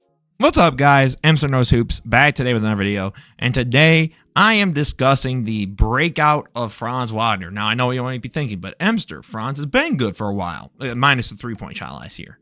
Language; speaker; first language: English; native; English